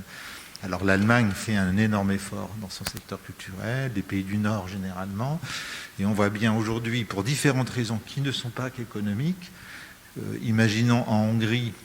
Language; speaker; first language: French; native; French